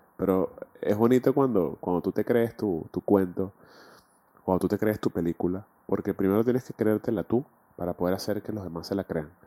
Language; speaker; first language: Spanish; native; Spanish